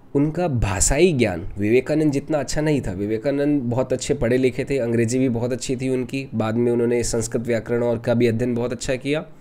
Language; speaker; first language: Hindi; non-native, local second language; Rajasthani